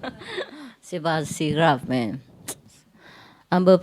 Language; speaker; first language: French; non-native, learner; Vietnamese